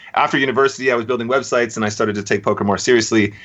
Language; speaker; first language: English; native; English